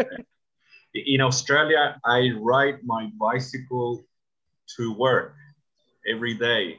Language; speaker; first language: English; non-native, fluent; Spanish